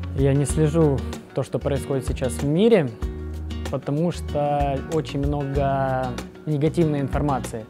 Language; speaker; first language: Russian; native; Russian